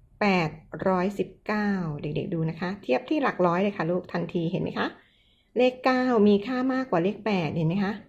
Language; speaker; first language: Thai; native; Thai